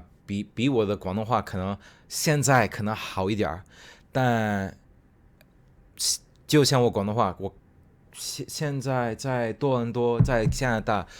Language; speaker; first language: Chinese; non-native, fluent; Cantonese